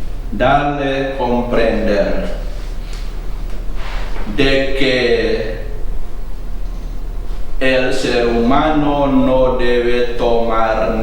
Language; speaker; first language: Spanish; non-native, fluent; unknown